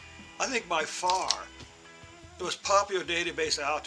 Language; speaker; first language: English; native; English